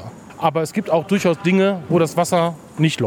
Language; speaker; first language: German; native; German